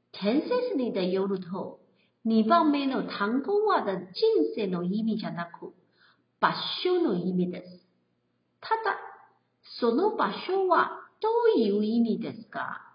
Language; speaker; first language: Japanese; non-native, learner; Chinese